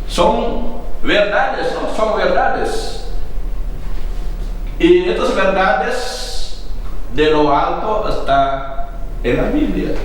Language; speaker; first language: Spanish; non-native, fluent; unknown